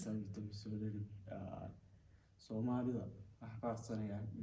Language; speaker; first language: Turkish; non-native, learner; Somali